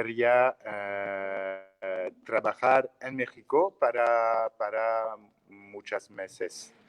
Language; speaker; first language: Spanish; non-native, learner; French